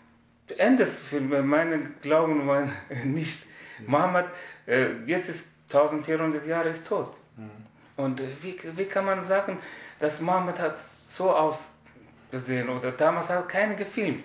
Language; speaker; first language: German; non-native, learner; Persian